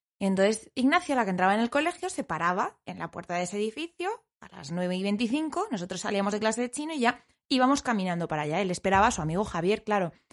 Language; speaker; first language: Spanish; native; Spanish